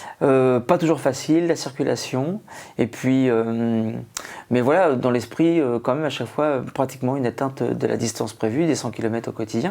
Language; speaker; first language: French; native; French